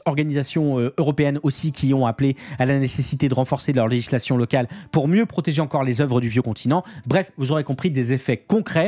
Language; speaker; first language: French; native; French